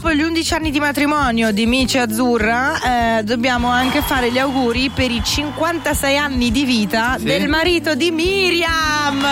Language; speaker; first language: Italian; native; Italian